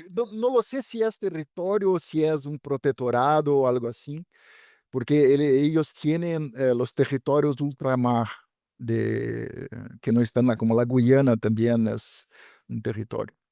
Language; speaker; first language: Spanish; non-native, fluent; Portuguese